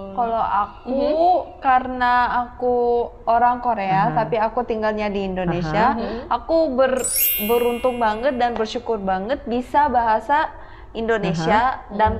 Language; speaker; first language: Indonesian; early bilingual, other home language; Korean